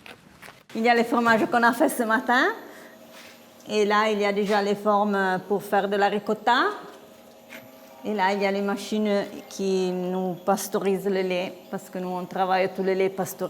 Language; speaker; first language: French; non-native, local second language; Italian